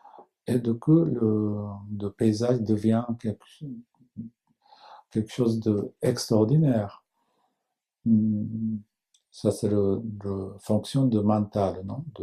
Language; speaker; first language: French; non-native, fluent; Japanese